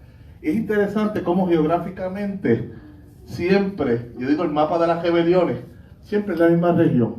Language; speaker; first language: Spanish; native; Spanish